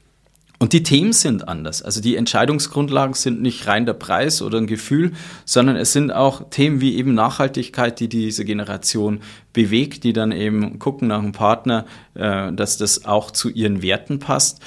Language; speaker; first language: German; native; German